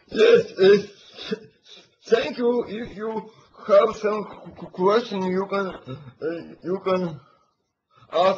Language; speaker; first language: English; non-native, learner; Latvian